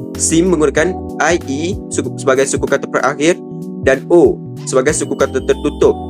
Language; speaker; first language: Malay; native; Malay